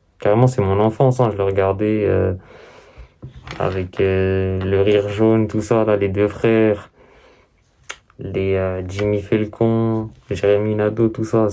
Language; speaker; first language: French; native; French